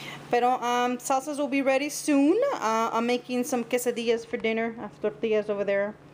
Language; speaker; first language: English; early bilingual, other home language; Spanish